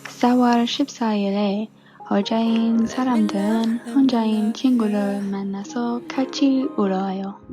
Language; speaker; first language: Korean; non-native, learner; English